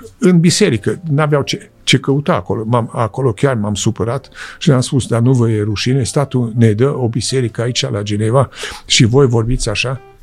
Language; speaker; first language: Romanian; early bilingual, heritage; Romanian